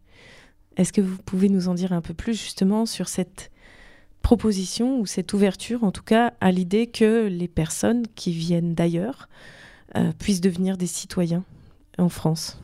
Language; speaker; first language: French; native; French